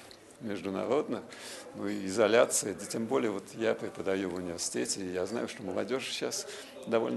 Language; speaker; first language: Russian; native; Russian